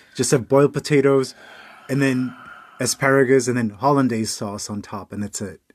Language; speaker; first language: English; native; English